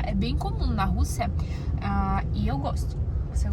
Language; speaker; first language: Portuguese; non-native, learner; Russian